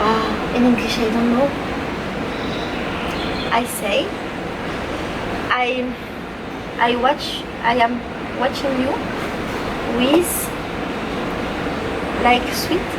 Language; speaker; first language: English; non-native, learner; French